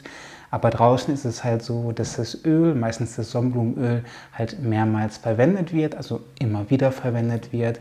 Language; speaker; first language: German; native; German